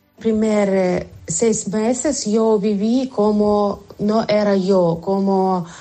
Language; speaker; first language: Spanish; non-native, learner; Ukrainian